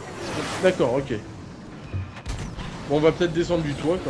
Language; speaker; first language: French; native; French